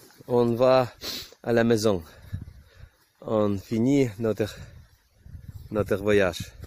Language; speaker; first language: French; non-native, learner; Ukrainian